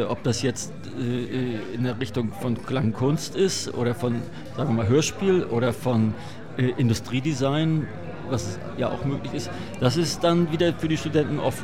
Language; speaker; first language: German; native; German